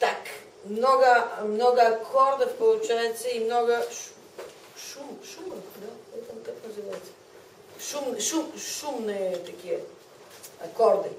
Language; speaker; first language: Russian; non-native, fluent; Bulgarian